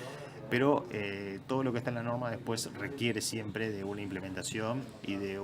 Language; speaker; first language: Spanish; native; Spanish